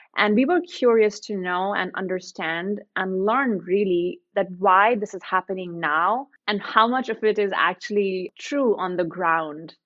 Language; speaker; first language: English; non-native, local second language; Hindi